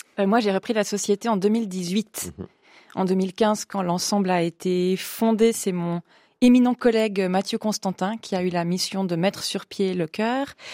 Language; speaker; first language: French; native; French